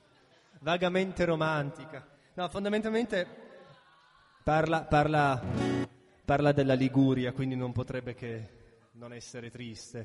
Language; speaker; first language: Italian; native; Italian